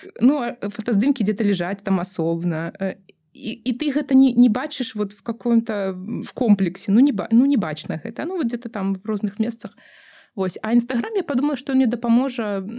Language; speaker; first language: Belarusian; non-native, local second language; Russian